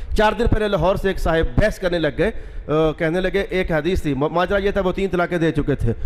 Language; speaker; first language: Urdu; non-native, local second language; Punjabi